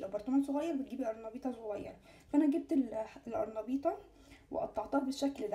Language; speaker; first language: Arabic; native; Arabic